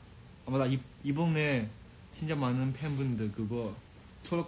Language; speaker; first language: Korean; non-native, fluent; Chinese